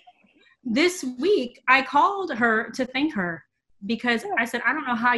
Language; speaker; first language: English; native; English